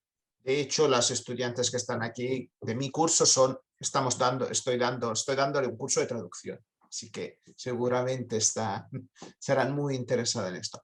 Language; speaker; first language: Spanish; non-native, fluent; Italian